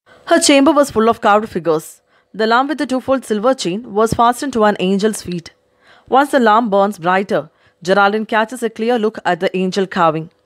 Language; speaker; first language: English; non-native, local second language; Malayalam